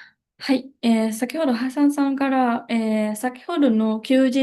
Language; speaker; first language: Japanese; non-native, fluent; Indonesian